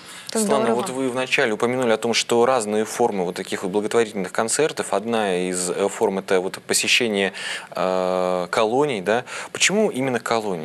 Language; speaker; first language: Russian; native; Russian